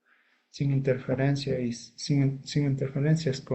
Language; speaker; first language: Spanish; native; Spanish